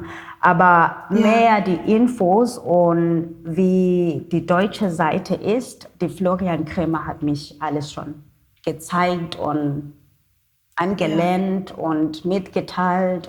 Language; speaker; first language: German; non-native, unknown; Xhosa